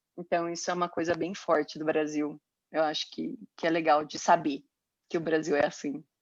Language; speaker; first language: Portuguese; native; Portuguese